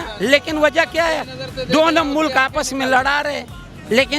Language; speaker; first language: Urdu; non-native, local second language; Pashto